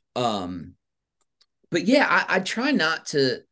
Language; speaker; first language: English; native; English